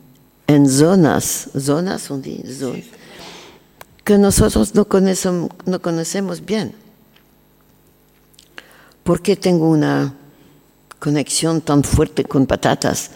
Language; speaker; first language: Spanish; non-native, learner; French